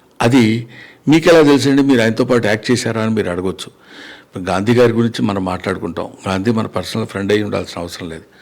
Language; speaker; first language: Telugu; native; Telugu